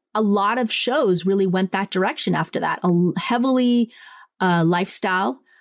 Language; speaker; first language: English; early bilingual, other home language; Italian